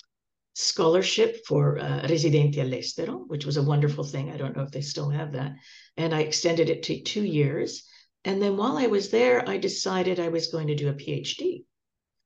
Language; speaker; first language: English; native; English